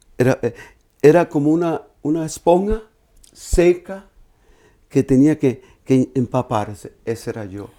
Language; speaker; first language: Spanish; native; Spanish